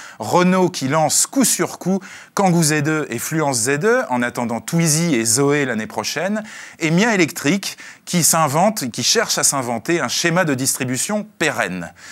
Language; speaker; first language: French; native; French